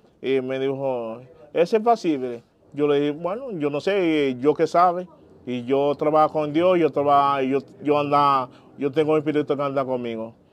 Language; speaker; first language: Spanish; non-native, learner; Haitian Creole